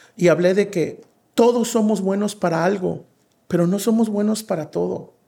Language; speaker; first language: Spanish; native; Spanish